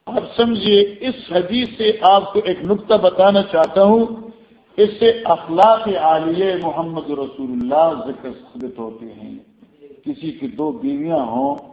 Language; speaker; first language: Urdu; non-native, local second language; Northern Hindko